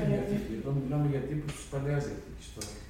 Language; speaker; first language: Greek; native; Greek